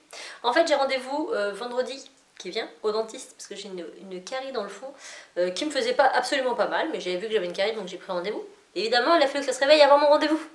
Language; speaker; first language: French; native; French